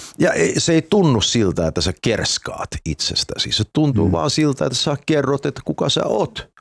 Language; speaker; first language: Finnish; early bilingual, heritage; English